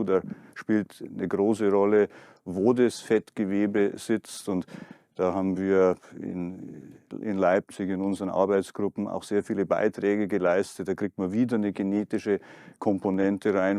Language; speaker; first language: German; native; German